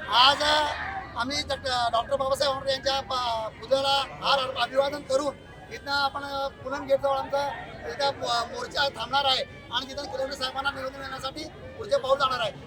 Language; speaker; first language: Marathi; non-native, local second language; Lambadi